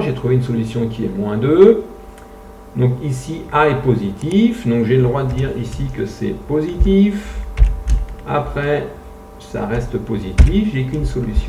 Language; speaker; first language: French; native; French